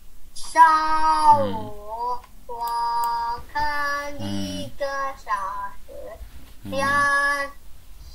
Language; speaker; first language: Chinese; early bilingual, heritage; Chinese